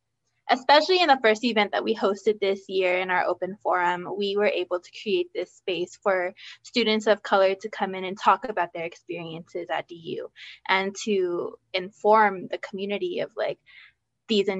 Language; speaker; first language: English; native; English